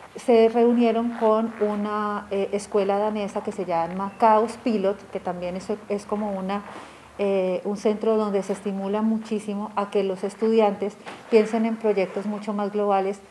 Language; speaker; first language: Spanish; native; Spanish